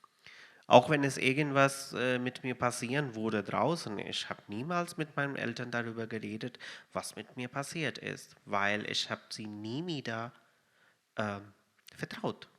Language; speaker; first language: German; non-native, fluent; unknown